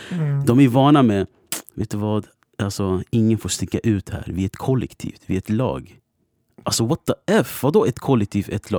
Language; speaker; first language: Swedish; native; Swedish